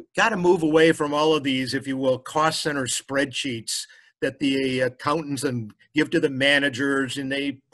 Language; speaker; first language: English; native; English